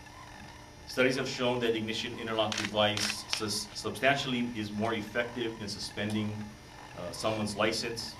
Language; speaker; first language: English; native; English